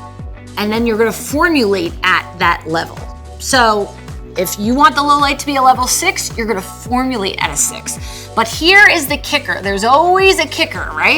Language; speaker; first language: English; native; English